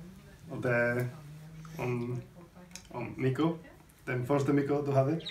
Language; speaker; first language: Norwegian; non-native, fluent; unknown